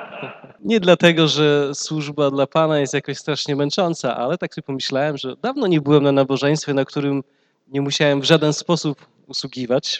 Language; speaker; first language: Polish; native; Polish